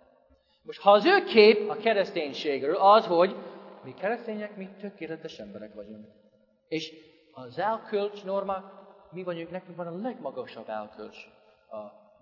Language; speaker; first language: Hungarian; non-native, fluent; English